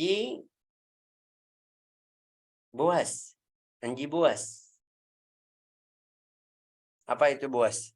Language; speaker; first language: Indonesian; non-native, fluent; Arabic